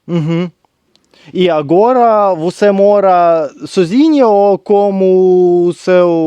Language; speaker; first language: Portuguese; non-native, learner; Russian